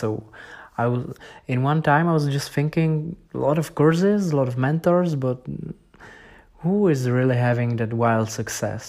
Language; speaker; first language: English; non-native, fluent; Czech